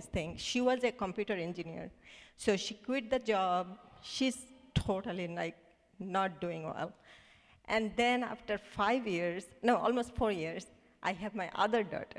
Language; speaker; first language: English; non-native, local second language; Bangla